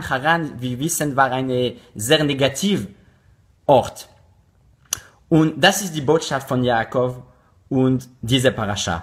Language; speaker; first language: German; non-native, learner; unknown